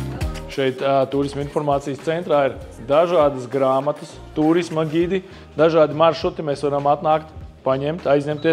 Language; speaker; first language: Latvian; native; Latvian